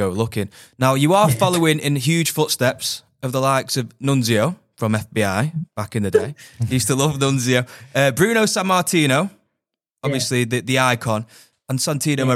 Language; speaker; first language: English; native; English